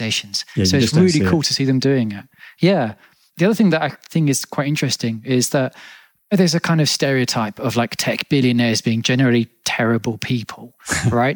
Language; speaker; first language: English; native; English